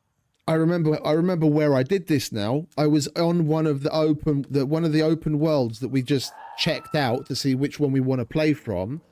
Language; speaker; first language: English; native; English